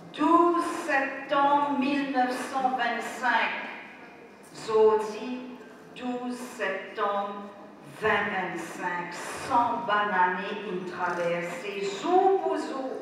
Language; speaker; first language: French; non-native, local second language; Morisyen